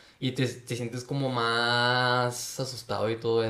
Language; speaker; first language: Spanish; native; Spanish